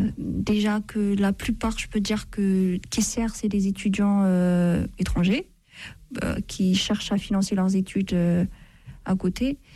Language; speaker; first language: French; non-native, fluent; Amharic